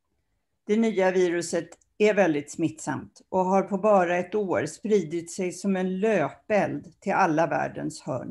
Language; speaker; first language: Swedish; native; Swedish